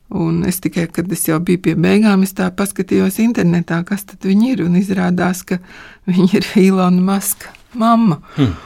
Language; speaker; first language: Latvian; native; Latvian